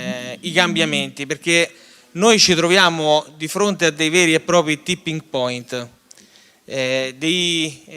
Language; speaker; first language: Italian; native; Italian